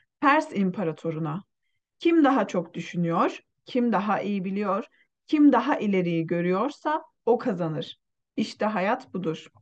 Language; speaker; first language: Turkish; non-native, fluent; Uyghur